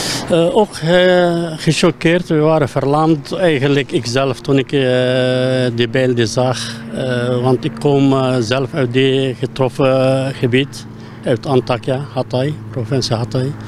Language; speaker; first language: Dutch; non-native, fluent; Turkish